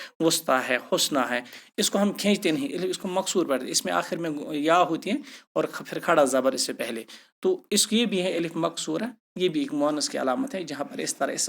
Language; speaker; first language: Urdu; non-native, local second language; Kashmiri